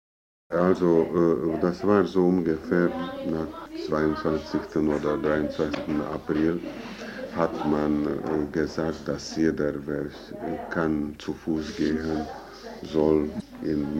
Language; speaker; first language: German; non-native, fluent; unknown